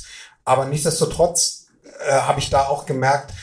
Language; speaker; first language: German; native; German